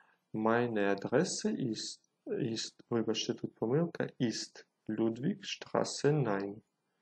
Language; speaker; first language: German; non-native, fluent; Ukrainian